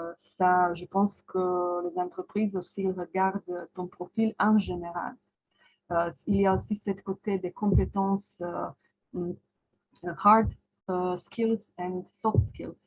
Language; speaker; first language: French; non-native, fluent; Croatian